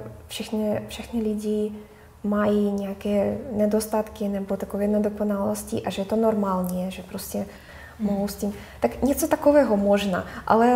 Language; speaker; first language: Czech; non-native, fluent; Russian